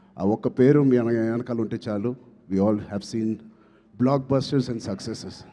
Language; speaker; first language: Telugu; native; Telugu